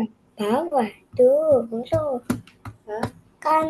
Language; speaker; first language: Indonesian; native; Indonesian